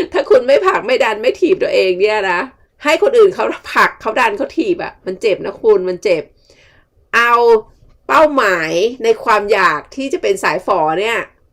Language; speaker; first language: Thai; native; Thai